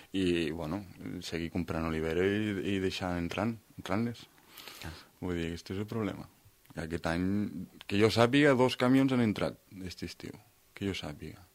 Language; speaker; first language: Catalan; native; Catalan